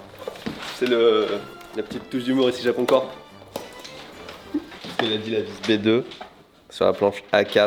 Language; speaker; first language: French; native; French